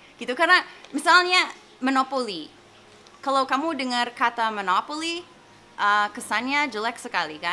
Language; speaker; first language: Indonesian; non-native, fluent; English